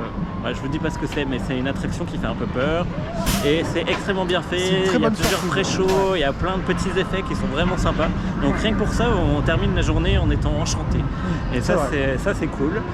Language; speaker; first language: French; native; French